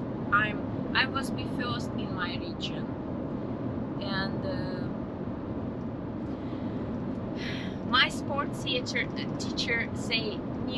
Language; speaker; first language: English; non-native, learner; Russian